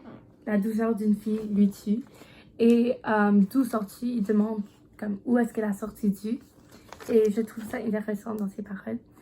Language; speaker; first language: French; non-native, learner; English